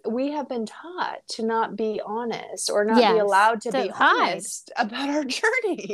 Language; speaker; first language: English; native; English